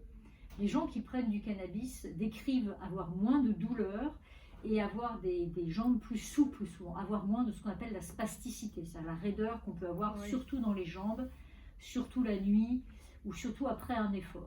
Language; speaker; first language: French; native; French